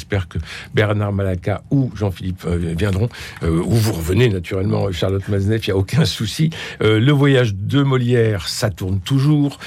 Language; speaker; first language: French; native; French